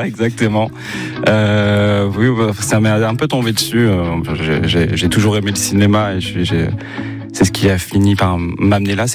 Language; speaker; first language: French; native; French